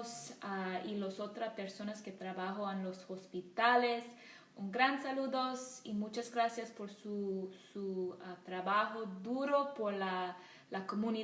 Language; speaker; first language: Spanish; non-native, learner; English